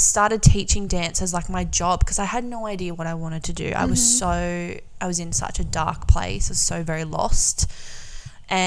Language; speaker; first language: English; native; English